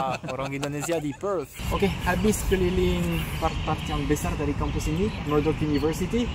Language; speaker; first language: Indonesian; non-native, fluent; French